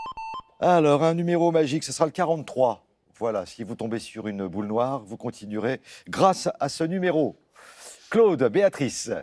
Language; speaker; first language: French; native; French